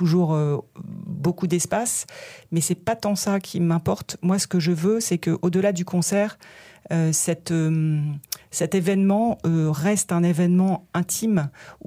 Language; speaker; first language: French; native; French